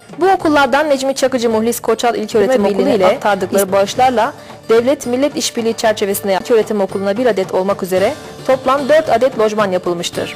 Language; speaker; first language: Turkish; native; Turkish